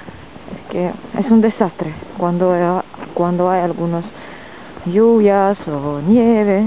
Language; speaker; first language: Spanish; non-native, fluent; Russian